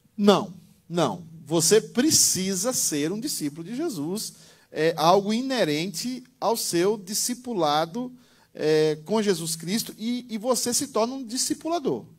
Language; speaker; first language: Portuguese; native; Portuguese